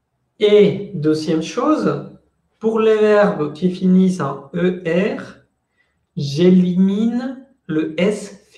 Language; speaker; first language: French; non-native, fluent; Spanish